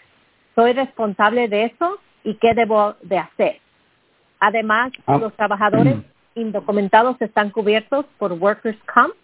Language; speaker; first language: Spanish; early bilingual, heritage; Spanish